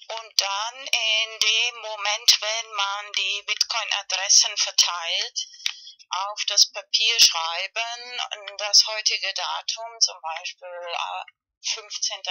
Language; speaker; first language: German; non-native, fluent; Spanish